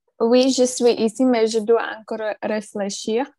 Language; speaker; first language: French; non-native, learner; Slovak